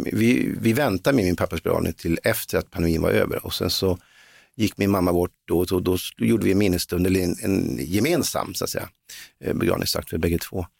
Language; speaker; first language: Swedish; native; Swedish